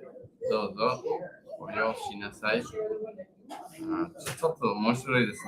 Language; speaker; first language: Japanese; non-native, learner; English